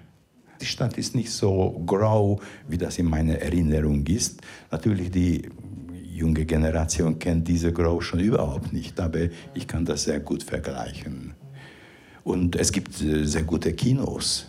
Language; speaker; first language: German; non-native, fluent; Hungarian